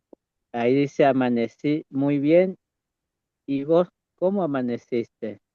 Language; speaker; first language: Spanish; non-native, local second language; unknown